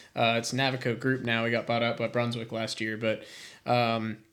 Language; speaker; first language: English; native; English